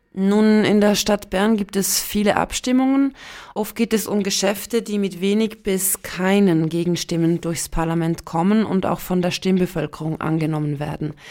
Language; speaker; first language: German; native; German